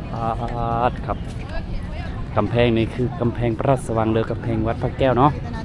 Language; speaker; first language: Thai; non-native, local second language; Northeastern Thai